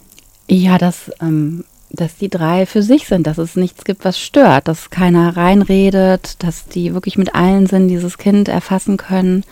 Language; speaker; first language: German; native; German